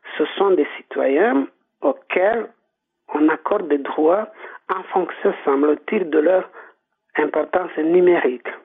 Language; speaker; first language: French; non-native, local second language; Kinyarwanda